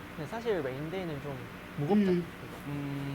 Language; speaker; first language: Korean; non-native, learner; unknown